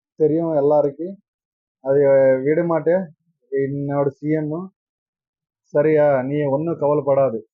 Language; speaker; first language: Tamil; non-native, learner; Telugu